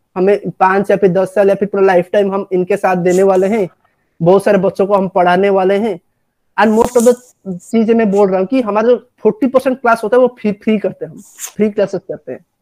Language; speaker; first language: Hindi; non-native, local second language; Odia